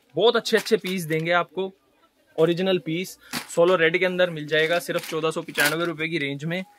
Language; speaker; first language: Hindi; native; Hindi